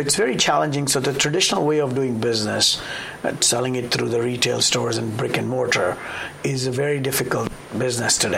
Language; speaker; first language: English; non-native, local second language; Gujarati